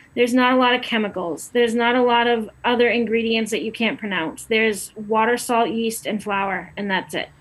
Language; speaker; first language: English; native; English